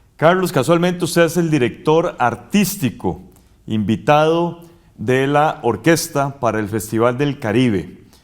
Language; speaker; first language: Spanish; native; Spanish